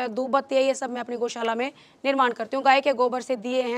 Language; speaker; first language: Hindi; native; Hindi